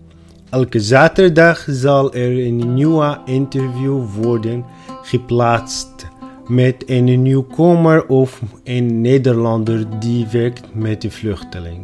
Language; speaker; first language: Dutch; non-native, fluent; Arabic